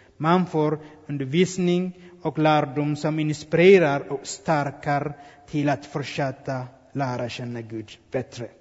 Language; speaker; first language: Swedish; non-native, fluent; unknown